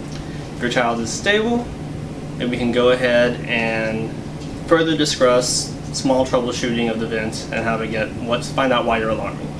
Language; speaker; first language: English; native; English